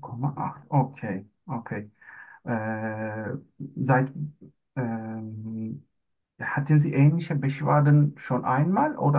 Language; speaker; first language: German; non-native, learner; Turkish